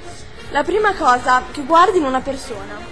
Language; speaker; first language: Italian; native; Italian